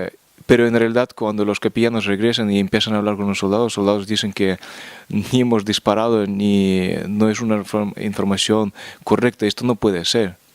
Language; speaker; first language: Spanish; non-native, fluent; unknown